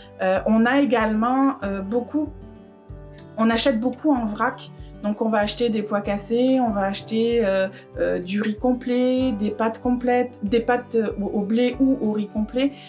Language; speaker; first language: French; native; French